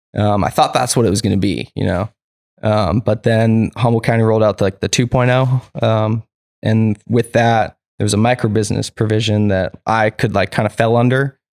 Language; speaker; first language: English; native; English